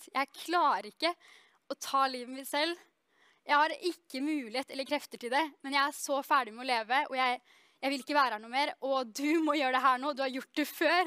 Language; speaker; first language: Norwegian; native; Norwegian